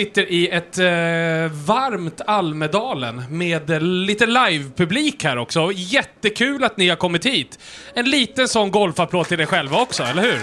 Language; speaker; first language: Swedish; native; Swedish